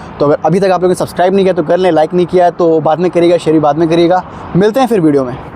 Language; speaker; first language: Hindi; native; Hindi